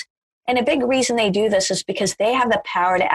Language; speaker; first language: English; native; English